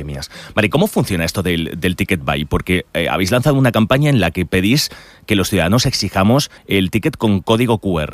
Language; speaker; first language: Spanish; native; Spanish